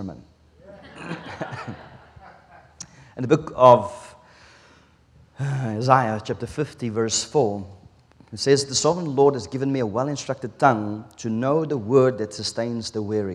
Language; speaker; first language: English; non-native, local second language; Afrikaans